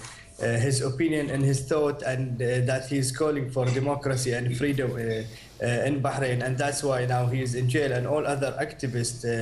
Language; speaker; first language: English; non-native, fluent; Arabic